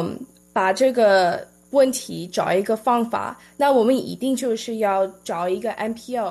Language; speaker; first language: Chinese; early bilingual, heritage; Chinese